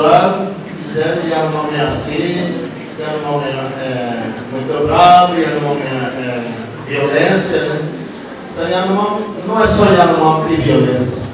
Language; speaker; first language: Portuguese; non-native, local second language; Yanomámi